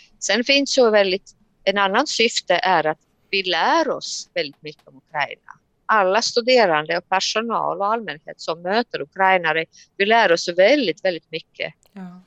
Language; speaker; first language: Swedish; non-native, fluent; Latvian